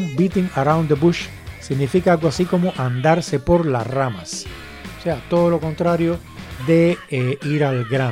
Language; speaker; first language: Spanish; native; Spanish